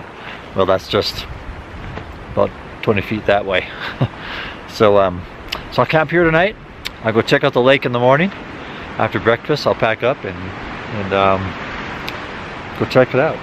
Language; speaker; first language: English; native; English